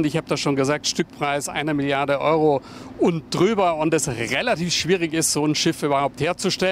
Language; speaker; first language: German; native; German